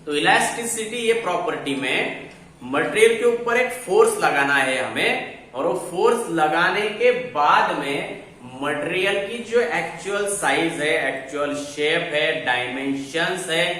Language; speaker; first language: Hindi; non-native, local second language; Marathi